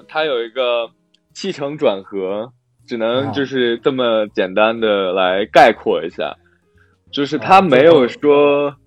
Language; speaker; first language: Chinese; non-native, local second language; Korean